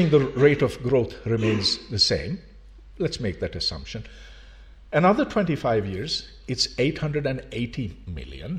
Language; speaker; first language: English; non-native, local second language; Urdu